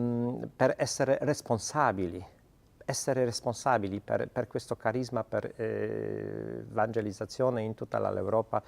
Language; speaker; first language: Italian; non-native, fluent; Polish